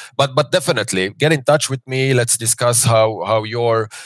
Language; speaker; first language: English; non-native, fluent; Finnish